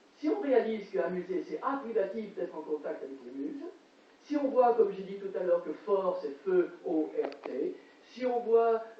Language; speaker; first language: French; native; French